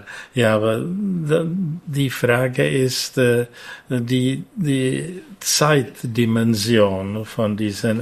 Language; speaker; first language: German; non-native, fluent; Czech